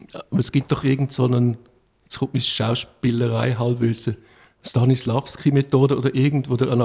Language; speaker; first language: German; native; German